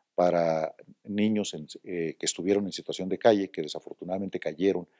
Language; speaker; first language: Spanish; native; Spanish